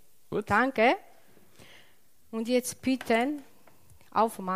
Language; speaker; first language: German; non-native, learner; Italian